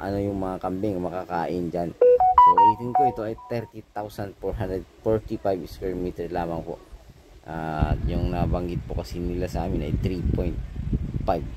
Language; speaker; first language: Filipino; non-native, local second language; Iloko